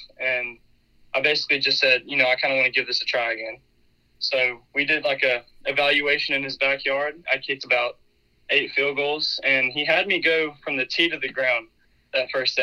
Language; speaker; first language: English; native; English